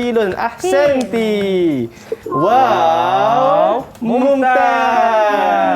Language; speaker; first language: Arabic; non-native, fluent; Malay